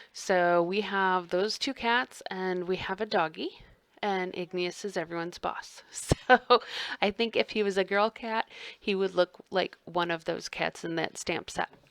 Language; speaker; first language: English; native; English